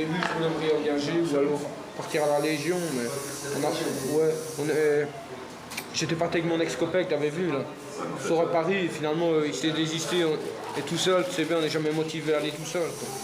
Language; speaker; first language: French; native; French